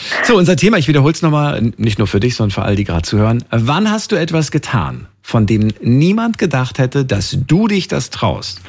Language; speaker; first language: German; native; German